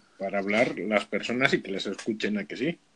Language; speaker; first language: Spanish; native; Spanish